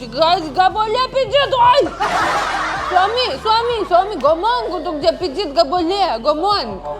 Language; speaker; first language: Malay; non-native, learner; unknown